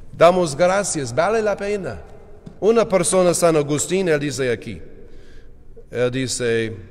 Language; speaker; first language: Spanish; non-native, learner; English